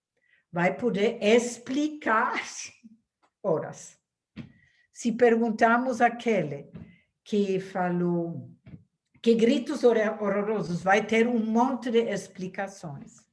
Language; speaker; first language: Portuguese; non-native, fluent; German